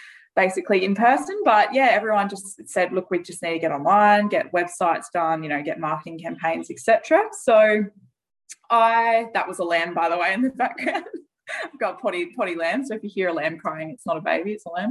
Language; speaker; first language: English; native; English